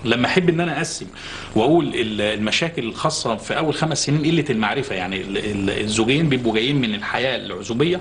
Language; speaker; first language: Arabic; native; Arabic